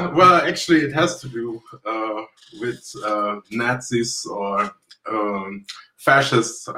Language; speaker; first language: English; non-native, fluent; German